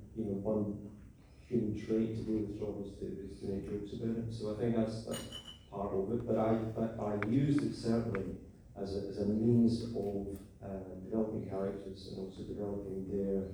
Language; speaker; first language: English; native; English